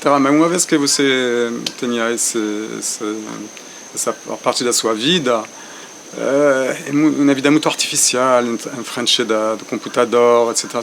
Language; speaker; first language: Portuguese; non-native, fluent; French